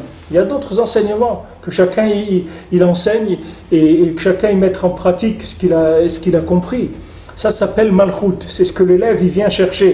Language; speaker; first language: French; native; French